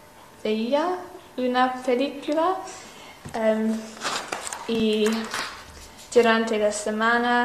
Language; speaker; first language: Spanish; non-native, learner; English